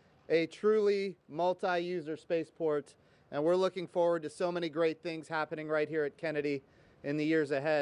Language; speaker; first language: English; native; English